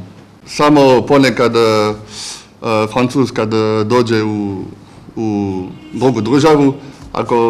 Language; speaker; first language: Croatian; non-native, fluent; French